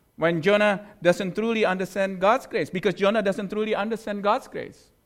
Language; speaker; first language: English; non-native, fluent; Indonesian